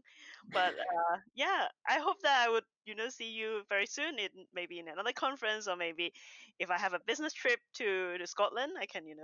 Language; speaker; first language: English; non-native, local second language; Cantonese